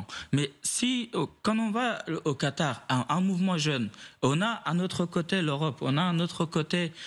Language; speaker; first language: French; non-native, fluent; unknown